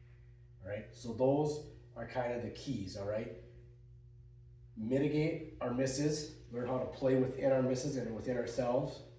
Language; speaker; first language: English; native; English